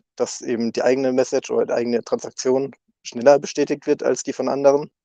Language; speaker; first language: German; native; German